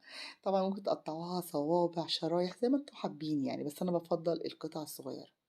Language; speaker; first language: Arabic; native; Arabic